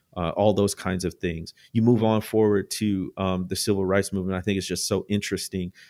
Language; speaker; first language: English; native; English